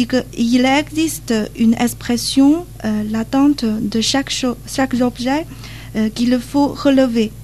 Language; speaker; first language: French; non-native, learner; Chinese